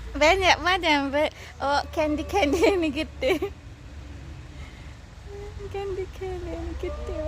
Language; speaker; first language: Turkish; non-native, learner; Indonesian